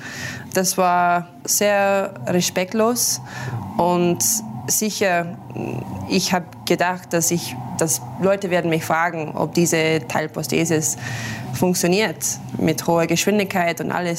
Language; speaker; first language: German; non-native, learner; English